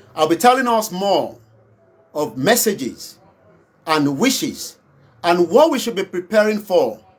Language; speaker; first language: English; non-native, local second language; Yoruba